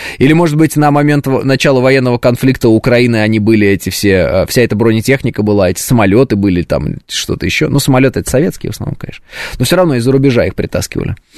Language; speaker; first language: Russian; native; Russian